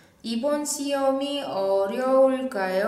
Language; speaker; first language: Korean; non-native, fluent; Indonesian